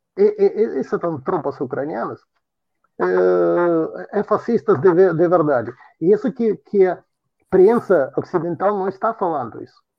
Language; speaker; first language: Portuguese; non-native, fluent; Russian